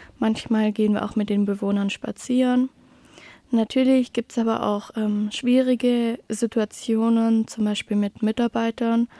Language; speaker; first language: German; native; German